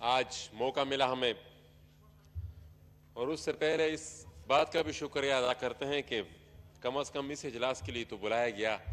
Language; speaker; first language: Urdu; non-native, local second language; Pashto